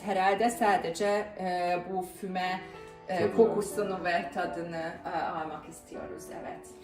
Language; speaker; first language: Turkish; non-native, fluent; Hungarian